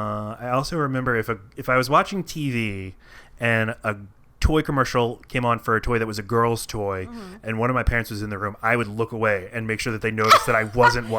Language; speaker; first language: English; native; English